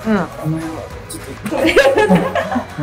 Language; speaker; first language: Japanese; non-native, learner; Chinese